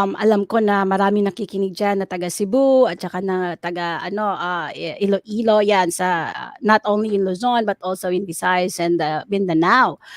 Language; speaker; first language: Filipino; native; Filipino